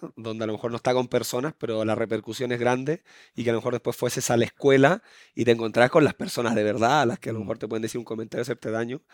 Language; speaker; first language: Spanish; native; Spanish